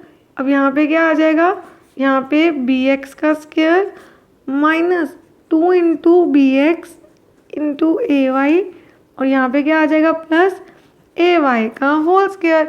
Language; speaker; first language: Hindi; native; Hindi